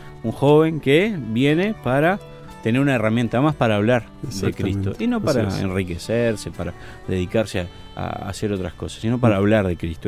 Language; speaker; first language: Spanish; native; Spanish